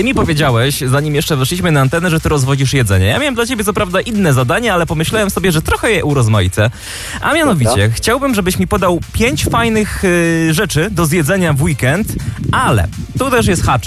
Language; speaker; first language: Polish; native; Polish